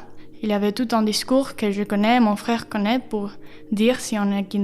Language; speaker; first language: French; non-native, fluent; Spanish